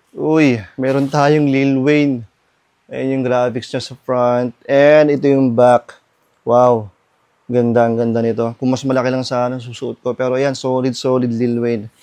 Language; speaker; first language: Filipino; non-native, local second language; Iloko